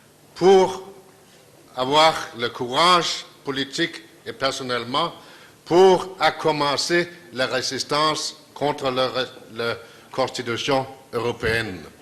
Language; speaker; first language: French; non-native, fluent; Danish